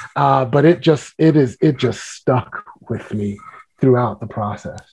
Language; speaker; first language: English; native; English